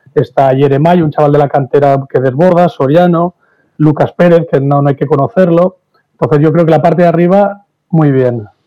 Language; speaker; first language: Spanish; native; Spanish